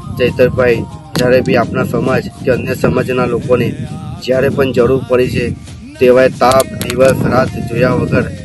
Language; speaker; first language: Gujarati; non-native, local second language; Vasavi